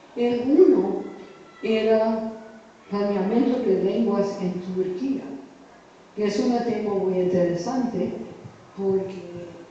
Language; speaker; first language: Spanish; non-native, fluent; English